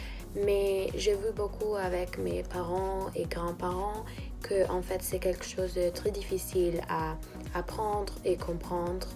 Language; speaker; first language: French; non-native, fluent; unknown